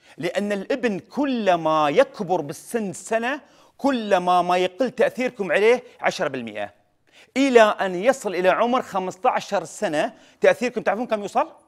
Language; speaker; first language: Arabic; native; Arabic